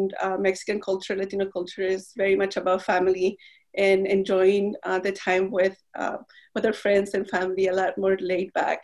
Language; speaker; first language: English; non-native, fluent; Spanish